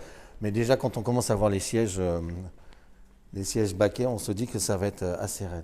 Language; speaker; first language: French; native; French